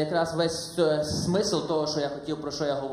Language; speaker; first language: Ukrainian; early bilingual, heritage; Ukrainian